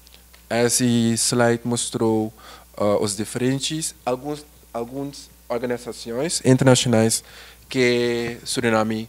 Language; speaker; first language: Portuguese; non-native, learner; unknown